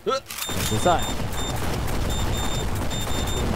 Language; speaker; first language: German; native; German